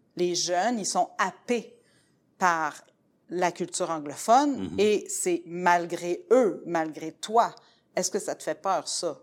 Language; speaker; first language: French; native; French